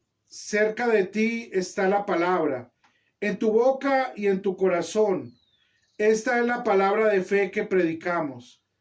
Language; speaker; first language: Spanish; native; Spanish